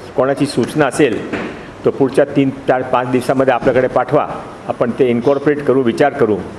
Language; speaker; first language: Marathi; non-native, local second language; Hindi